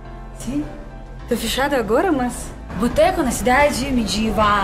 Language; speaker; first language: Portuguese; non-native, fluent; Russian